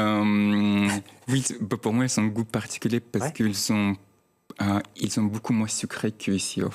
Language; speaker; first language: French; non-native, fluent; Chechen